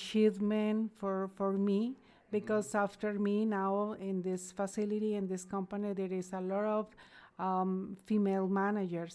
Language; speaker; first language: English; non-native, fluent; Spanish